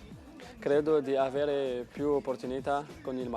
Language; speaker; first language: Italian; non-native, learner; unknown